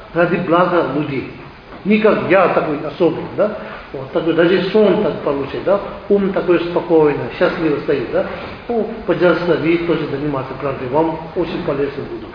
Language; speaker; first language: Russian; non-native, learner; Tibetan